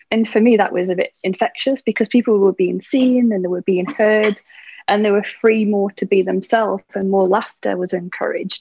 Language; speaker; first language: English; native; English